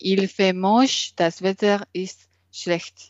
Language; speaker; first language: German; non-native, learner; French